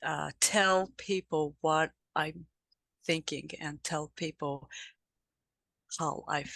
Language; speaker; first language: English; non-native, learner; Japanese